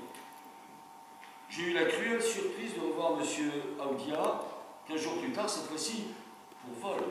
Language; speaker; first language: French; native; French